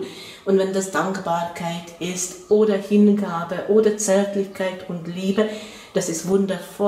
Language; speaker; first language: German; non-native, fluent; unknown